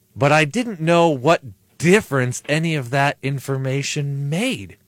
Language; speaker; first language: English; native; English